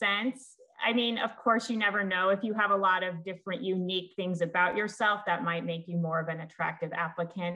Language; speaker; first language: English; native; English